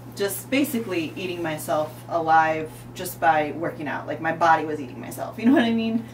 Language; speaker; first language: English; native; English